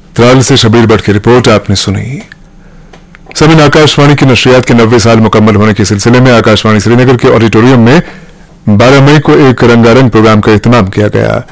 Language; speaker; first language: Urdu; non-native, local second language; Kashmiri